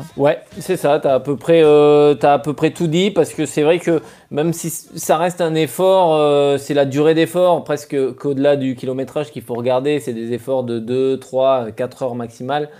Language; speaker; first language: French; native; French